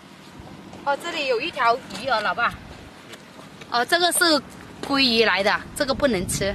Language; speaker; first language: Chinese; native; Chinese